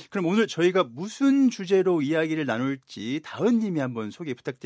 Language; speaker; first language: Korean; native; Korean